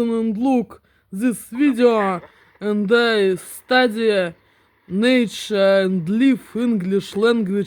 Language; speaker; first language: English; non-native, learner; Russian